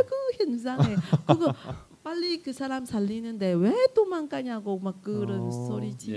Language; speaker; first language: Korean; non-native, fluent; Vietnamese